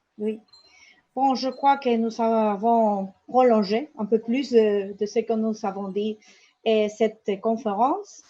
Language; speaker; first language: French; non-native, learner; Spanish